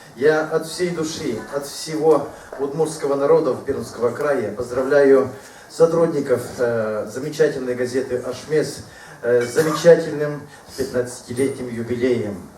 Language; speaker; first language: Russian; non-native, local second language; Udmurt